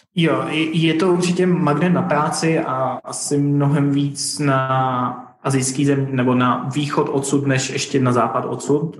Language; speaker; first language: Czech; native; Czech